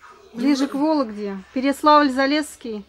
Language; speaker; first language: Russian; native; Russian